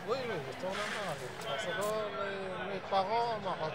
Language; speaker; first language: French; non-native, learner; Arabic